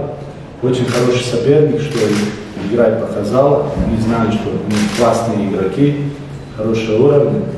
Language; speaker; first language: Russian; non-native, fluent; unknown